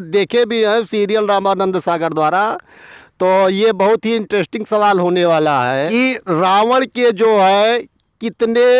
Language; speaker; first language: Hindi; native; Hindi